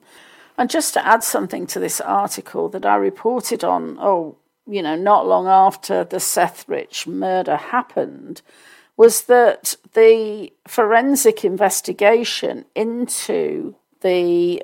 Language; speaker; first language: English; native; English